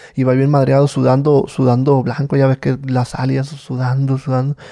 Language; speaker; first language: Spanish; native; Spanish